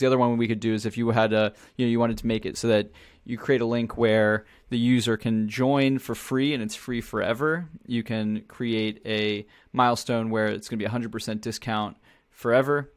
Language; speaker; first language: English; native; English